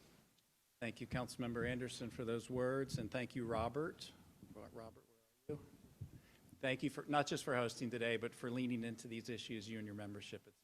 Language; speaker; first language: English; native; English